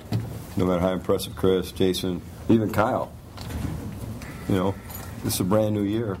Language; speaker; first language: English; native; English